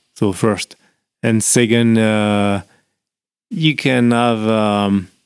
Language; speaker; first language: English; non-native, learner; French